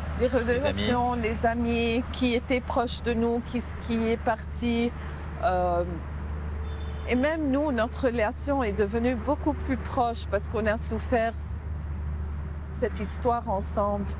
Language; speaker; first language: French; non-native, local second language; Arabic